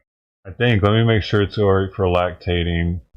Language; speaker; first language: English; native; English